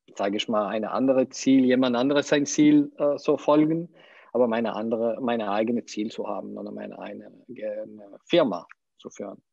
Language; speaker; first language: German; non-native, fluent; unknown